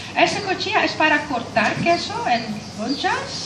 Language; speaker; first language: Spanish; non-native, fluent; Dutch